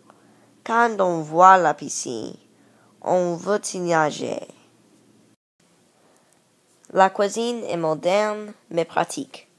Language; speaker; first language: French; non-native, learner; English